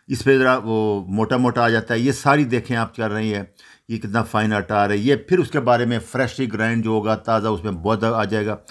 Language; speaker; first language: Urdu; non-native, local second language; Punjabi